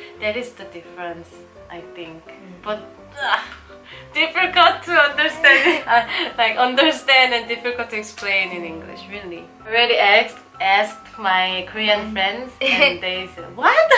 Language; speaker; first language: English; non-native, learner; Korean